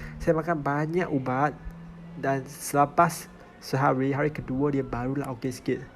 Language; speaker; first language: Malay; non-native, local second language; Chinese